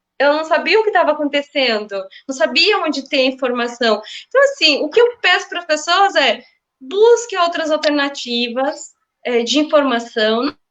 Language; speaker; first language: Portuguese; native; Portuguese